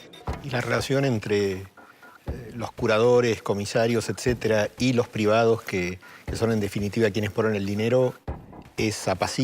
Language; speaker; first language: Spanish; native; Spanish